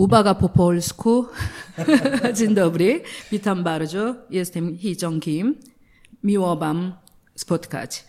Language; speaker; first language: Polish; non-native, learner; Korean